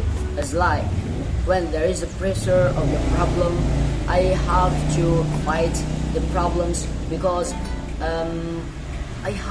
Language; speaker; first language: English; non-native, learner; Indonesian